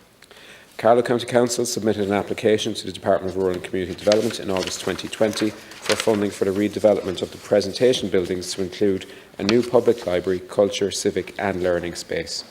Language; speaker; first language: English; native; English